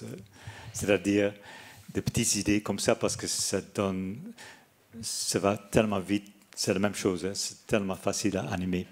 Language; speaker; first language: French; non-native, fluent; Dutch